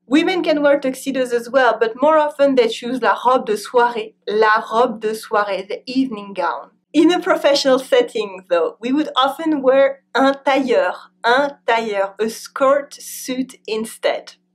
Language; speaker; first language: English; non-native, fluent; French